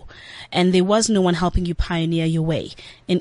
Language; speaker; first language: English; non-native, local second language; Zulu